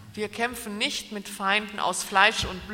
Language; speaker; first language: German; native; German